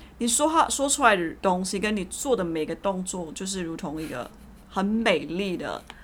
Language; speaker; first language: Chinese; early bilingual, heritage; Chinese